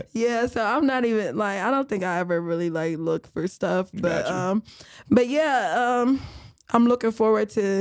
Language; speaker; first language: English; native; English